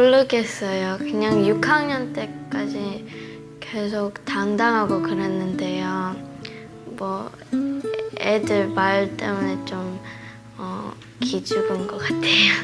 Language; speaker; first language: Korean; early bilingual, heritage; Korean